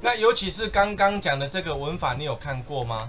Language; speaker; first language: Chinese; native; Chinese